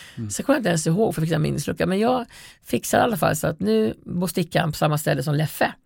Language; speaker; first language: Swedish; native; Swedish